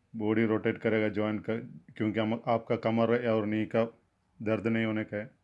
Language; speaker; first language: Hindi; non-native, local second language; Malayalam